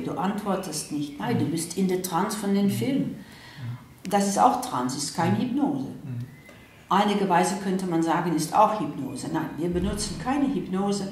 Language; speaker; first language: German; non-native, fluent; Dutch